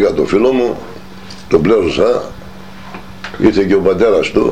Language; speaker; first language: Greek; non-native, local second language; Turkish